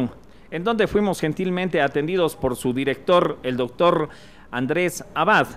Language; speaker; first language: Spanish; native; Spanish